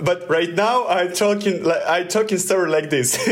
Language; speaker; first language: English; non-native, learner; Russian